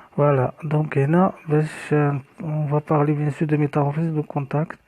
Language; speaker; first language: French; non-native, local second language; Arabic